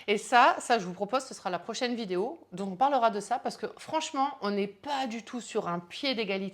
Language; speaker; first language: French; native; French